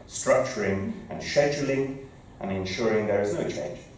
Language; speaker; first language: English; native; English